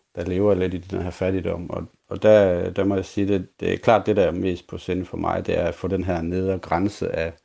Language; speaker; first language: Danish; native; Danish